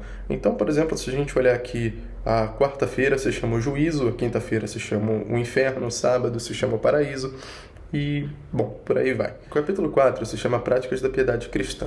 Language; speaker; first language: Portuguese; native; Portuguese